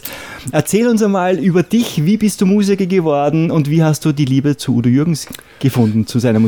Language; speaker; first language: German; native; German